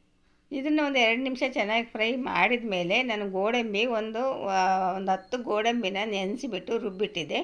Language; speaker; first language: Kannada; native; Kannada